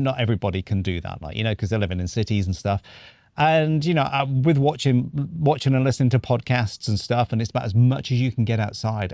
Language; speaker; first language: English; native; English